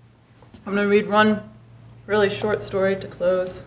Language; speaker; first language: English; native; English